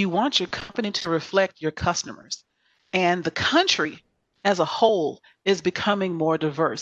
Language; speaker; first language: English; native; English